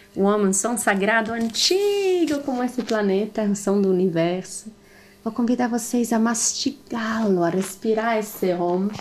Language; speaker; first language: Portuguese; non-native, fluent; Italian